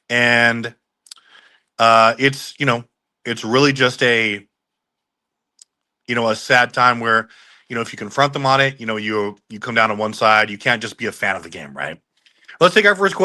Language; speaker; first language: English; native; English